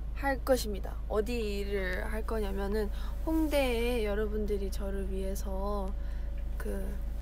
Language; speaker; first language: Korean; early bilingual, heritage; Korean